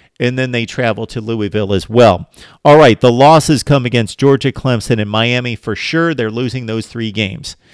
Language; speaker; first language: English; native; English